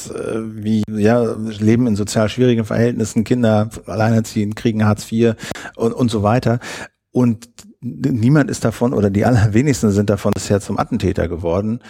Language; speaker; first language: German; native; German